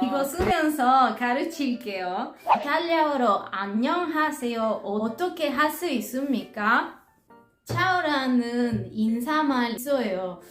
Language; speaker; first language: Korean; non-native, learner; Italian